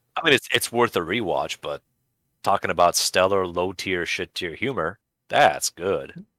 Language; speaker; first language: English; early bilingual, other home language; Russian